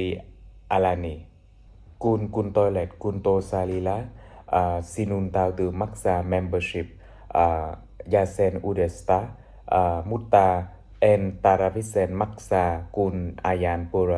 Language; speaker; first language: Finnish; non-native, learner; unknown